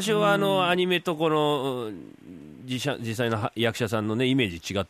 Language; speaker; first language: Japanese; native; Japanese